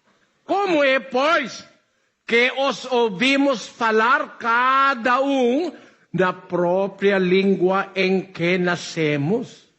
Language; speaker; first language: Portuguese; non-native, learner; Filipino